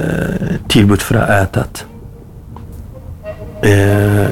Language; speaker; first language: Norwegian; non-native, learner; Kurdish